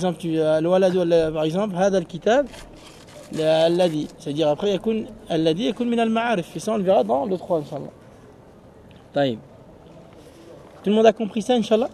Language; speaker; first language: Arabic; non-native, fluent; French